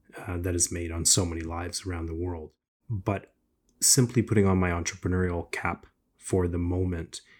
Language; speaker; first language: English; native; English